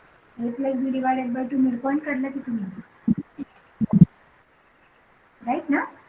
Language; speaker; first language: English; non-native, local second language; Marathi